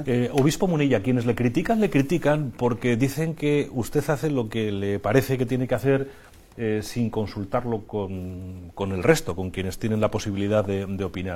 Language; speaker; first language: Spanish; native; Spanish